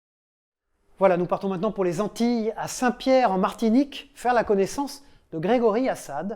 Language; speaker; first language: French; native; French